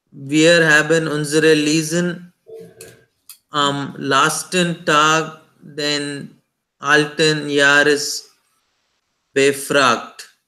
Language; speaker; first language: German; non-native, learner; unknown